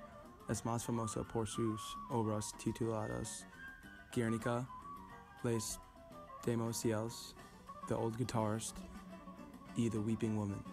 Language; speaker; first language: Spanish; non-native, learner; English